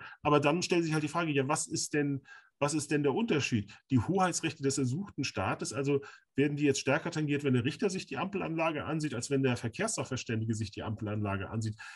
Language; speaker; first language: German; native; German